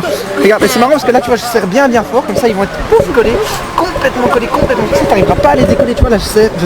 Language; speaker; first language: French; native; French